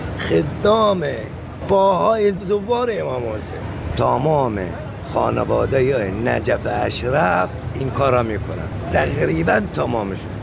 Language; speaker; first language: Persian; non-native, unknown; Arabic